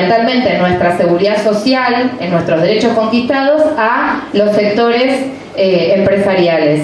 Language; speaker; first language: Spanish; native; Spanish